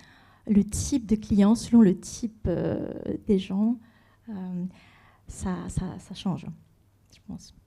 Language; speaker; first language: French; non-native, fluent; Japanese